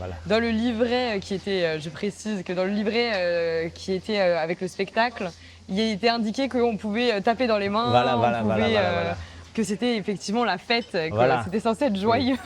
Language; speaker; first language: French; native; French